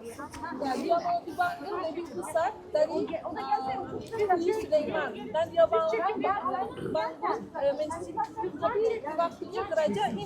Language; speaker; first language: Indonesian; non-native, learner; Turkish